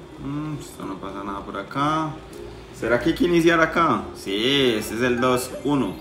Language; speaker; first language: Spanish; native; Spanish